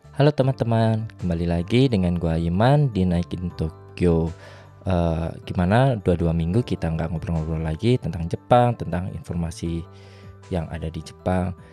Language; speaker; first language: Indonesian; native; Indonesian